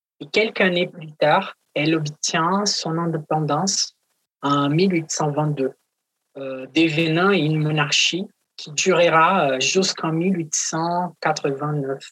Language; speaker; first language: French; non-native, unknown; Portuguese